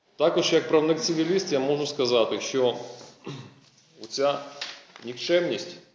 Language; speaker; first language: Ukrainian; non-native, local second language; Russian